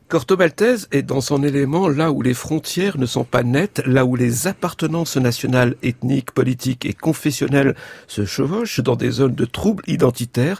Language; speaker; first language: French; native; French